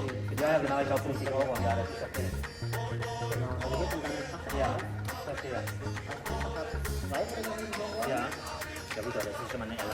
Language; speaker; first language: German; native; German